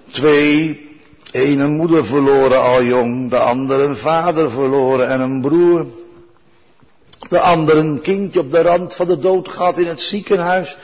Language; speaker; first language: Dutch; native; Dutch